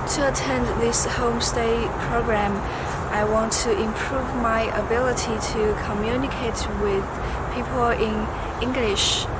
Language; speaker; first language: English; non-native, fluent; Chinese